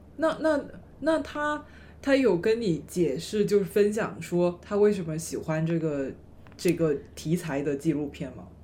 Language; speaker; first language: Chinese; non-native, local second language; Cantonese